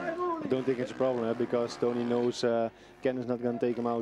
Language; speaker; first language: English; non-native, fluent; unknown